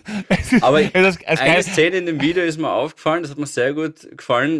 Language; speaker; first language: German; native; German